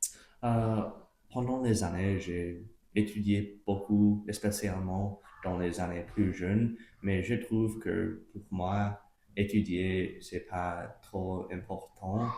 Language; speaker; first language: French; non-native, local second language; English